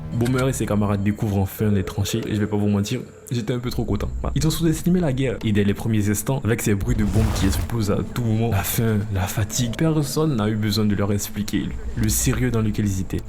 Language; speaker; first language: French; native; French